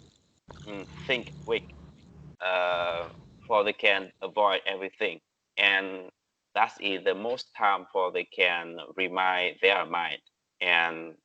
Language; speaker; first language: English; non-native, learner; Vietnamese